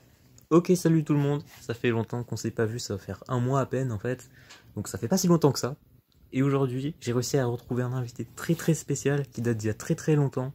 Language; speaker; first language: French; native; French